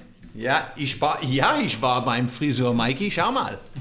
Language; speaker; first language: German; non-native, learner; English